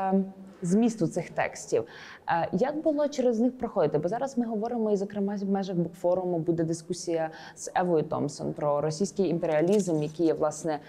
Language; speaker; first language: Ukrainian; native; Ukrainian